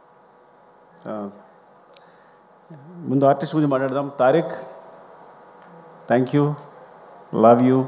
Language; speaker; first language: Telugu; native; Telugu